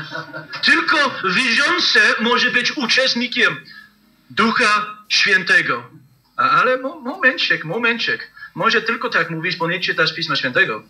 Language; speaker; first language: Polish; non-native, learner; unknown